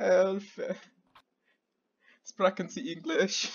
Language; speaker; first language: German; non-native, learner; English